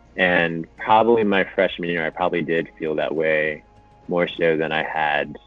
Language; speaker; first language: English; non-native, fluent; Japanese